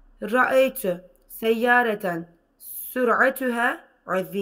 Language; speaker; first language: Arabic; non-native, learner; Turkish